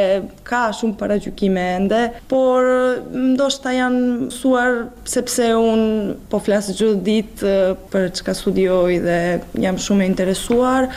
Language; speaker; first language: Albanian; non-native, fluent; Serbian